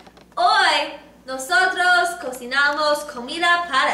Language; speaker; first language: Spanish; non-native, learner; English